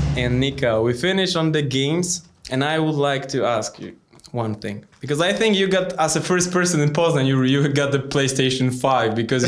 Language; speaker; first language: English; non-native, learner; Polish